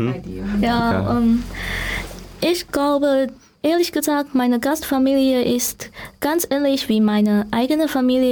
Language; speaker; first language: German; non-native, learner; Chinese